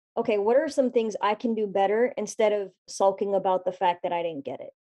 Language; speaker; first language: English; native; English